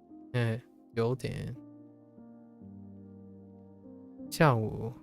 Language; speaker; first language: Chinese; non-native, learner; English